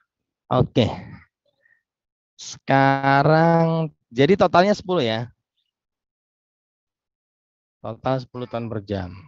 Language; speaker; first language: Indonesian; native; Indonesian